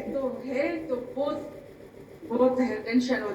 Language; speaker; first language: Hindi; non-native, local second language; Gujarati